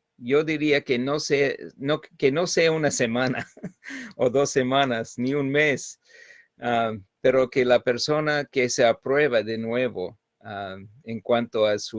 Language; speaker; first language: Spanish; non-native, fluent; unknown